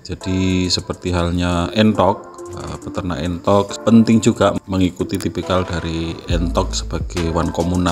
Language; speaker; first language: Indonesian; native; Indonesian